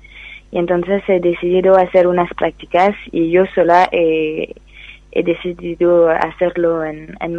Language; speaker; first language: Spanish; non-native, fluent; French